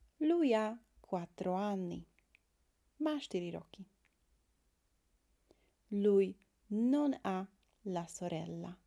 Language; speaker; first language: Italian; non-native, fluent; Slovak